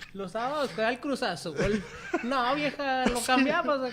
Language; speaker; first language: Spanish; native; Spanish